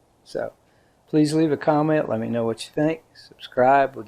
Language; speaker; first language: English; native; English